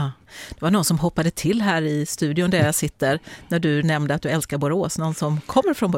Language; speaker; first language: Swedish; native; Swedish